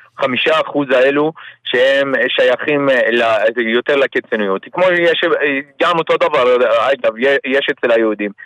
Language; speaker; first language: Hebrew; non-native, local second language; Arabic